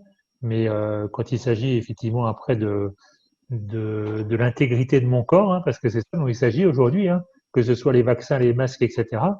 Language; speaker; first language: French; native; French